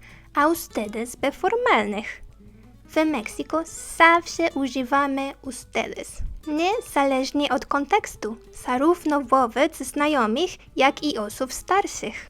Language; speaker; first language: Polish; non-native, learner; Spanish